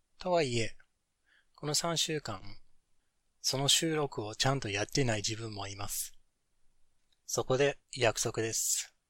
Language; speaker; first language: Japanese; non-native, fluent; English